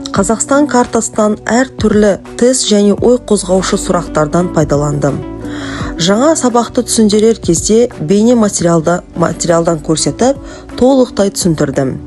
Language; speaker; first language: Kazakh; non-native, local second language; Uzbek